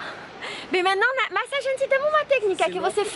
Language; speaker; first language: Portuguese; non-native, learner; French